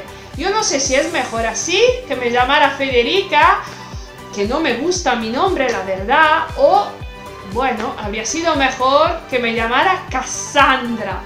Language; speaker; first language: Spanish; non-native, fluent; Italian